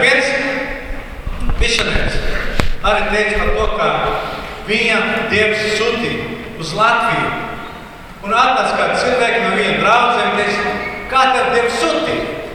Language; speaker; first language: Latvian; non-native, learner; Portuguese